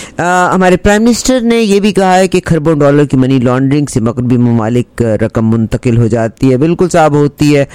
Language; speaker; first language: Urdu; native; Urdu